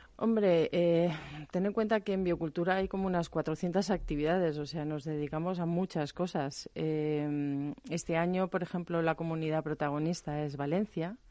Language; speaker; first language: Spanish; non-native, fluent; German